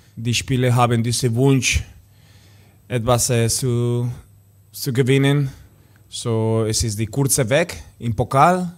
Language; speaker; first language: German; non-native, learner; Spanish